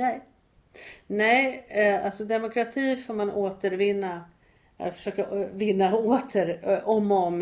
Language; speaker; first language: Swedish; native; Swedish